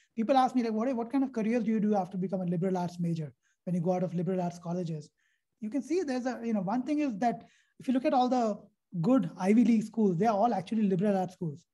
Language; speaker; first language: English; non-native, local second language; Hindi